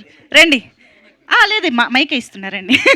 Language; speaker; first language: Telugu; native; Telugu